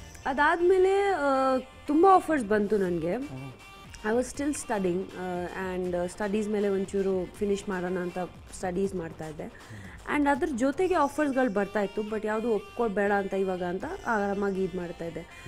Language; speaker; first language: Kannada; non-native, fluent; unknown